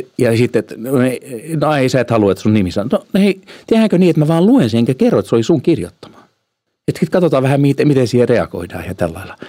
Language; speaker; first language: Finnish; early bilingual, heritage; Finnish